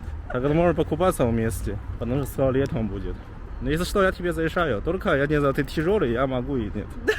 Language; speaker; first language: Russian; non-native, learner; Chinese